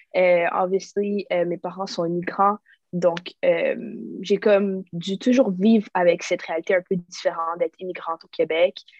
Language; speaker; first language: French; native; French